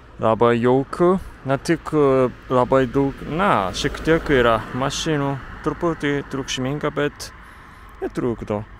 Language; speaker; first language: Lithuanian; non-native, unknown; Japanese